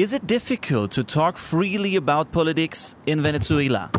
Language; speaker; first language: English; non-native, fluent; German